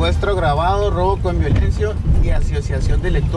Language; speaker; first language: Spanish; native; Spanish